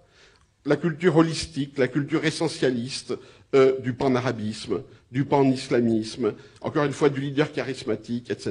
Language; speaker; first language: French; native; French